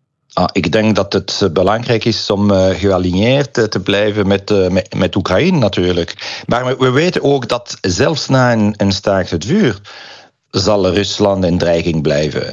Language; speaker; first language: Dutch; non-native, local second language; French